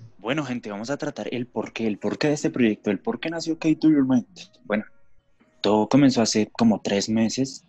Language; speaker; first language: Spanish; native; Spanish